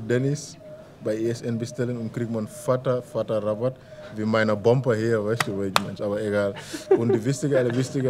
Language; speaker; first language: German; non-native, learner; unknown